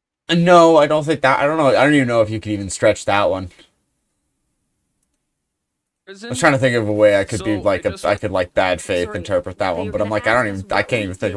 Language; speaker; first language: English; native; English